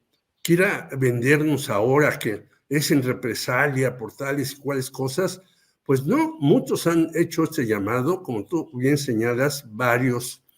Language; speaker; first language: Spanish; native; Spanish